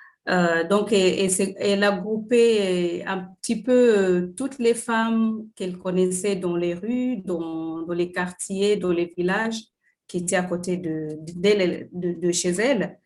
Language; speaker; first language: French; non-native, fluent; Swahili